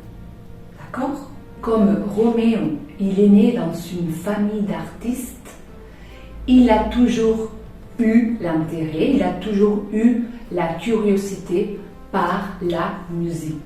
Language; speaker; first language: French; non-native, fluent; Spanish